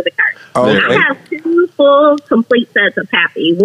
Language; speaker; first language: English; native; English